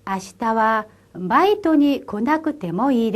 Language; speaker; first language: Japanese; non-native, fluent; Korean